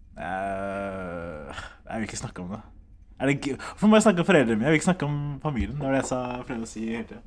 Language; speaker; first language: Norwegian; early bilingual, other home language; Somali